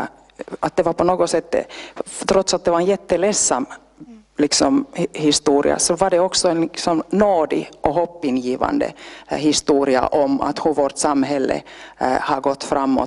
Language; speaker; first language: Swedish; native; Swedish